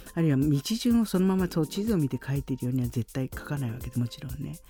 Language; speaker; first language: Japanese; native; Japanese